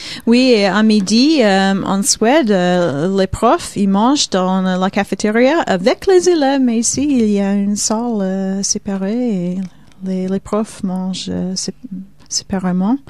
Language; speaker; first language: French; non-native, fluent; Swedish